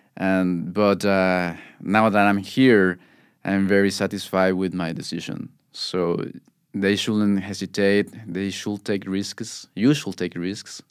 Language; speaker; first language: English; non-native, fluent; Spanish